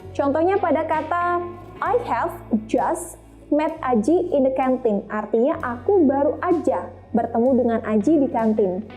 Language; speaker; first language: Indonesian; native; Indonesian